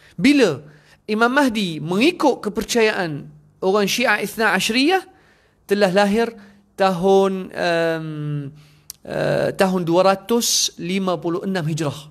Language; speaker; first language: Malay; non-native, fluent; Arabic